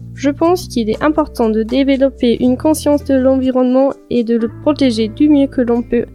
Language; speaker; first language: French; non-native, fluent; German